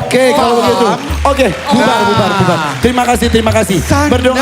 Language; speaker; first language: Indonesian; native; Indonesian